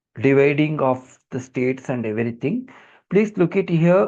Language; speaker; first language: English; non-native, local second language; Kannada